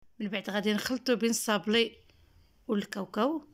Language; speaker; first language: Arabic; native; Arabic